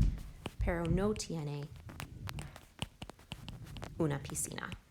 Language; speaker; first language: Spanish; non-native, fluent; English